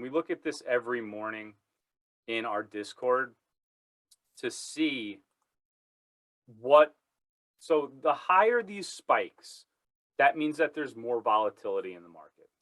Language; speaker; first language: English; native; English